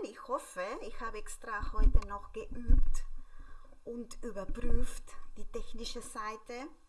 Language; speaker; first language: German; non-native, fluent; Spanish